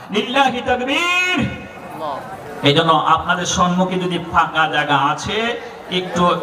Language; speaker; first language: Bangla; non-native, local second language; Assamese